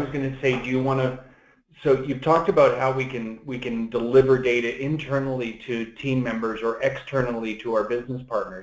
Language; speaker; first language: English; native; English